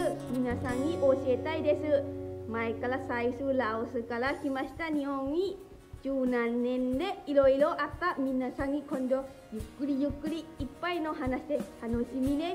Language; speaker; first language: Japanese; non-native, learner; Lao